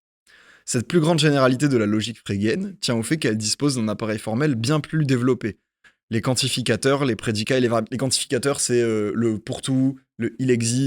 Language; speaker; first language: French; native; French